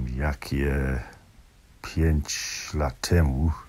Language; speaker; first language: Polish; non-native, learner; English